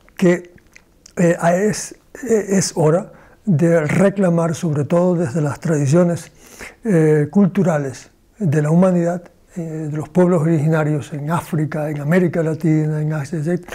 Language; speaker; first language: Spanish; native; Spanish